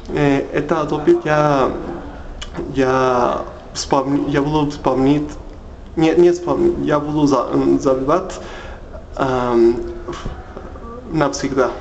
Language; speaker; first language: Russian; non-native, learner; Spanish